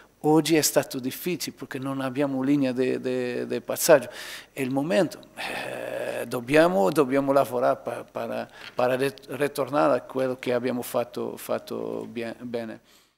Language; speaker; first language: Italian; non-native, learner; Portuguese